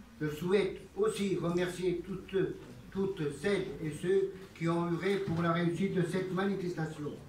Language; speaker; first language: French; early bilingual, other home language; Italian